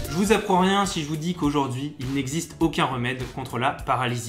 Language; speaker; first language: French; native; French